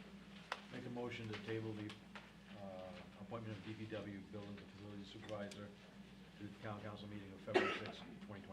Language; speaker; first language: English; native; English